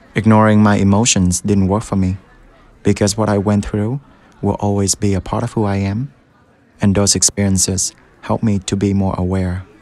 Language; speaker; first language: English; early bilingual, other home language; Vietnamese